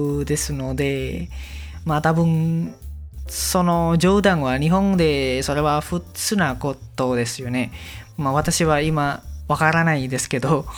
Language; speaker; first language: Japanese; non-native, learner; Indonesian